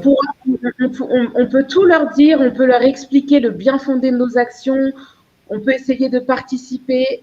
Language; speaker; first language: French; early bilingual, other home language; Lingala